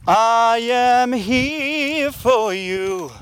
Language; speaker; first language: English; non-native, fluent; Danish